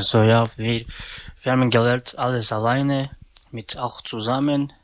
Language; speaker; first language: German; non-native, learner; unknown